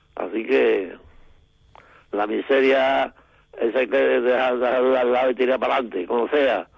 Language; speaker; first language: Spanish; native; Spanish